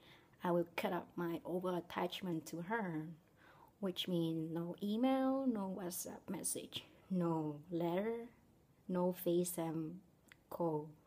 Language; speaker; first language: English; non-native, learner; Vietnamese